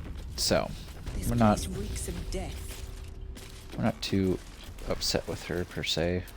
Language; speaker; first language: English; native; English